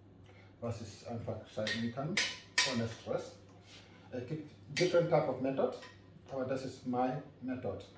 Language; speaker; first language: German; non-native, learner; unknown